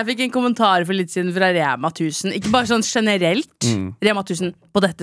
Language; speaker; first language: Norwegian; native; Norwegian